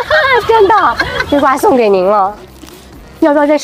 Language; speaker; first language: Chinese; native; Chinese